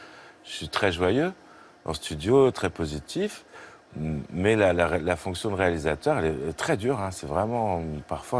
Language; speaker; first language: French; native; French